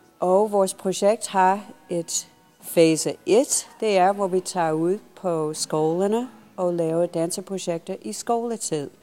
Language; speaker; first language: Danish; non-native, fluent; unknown